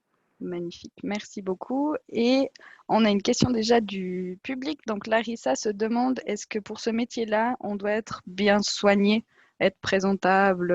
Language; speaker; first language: French; native; French